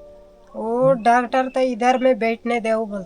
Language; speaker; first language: Hindi; non-native, local second language; Tibetan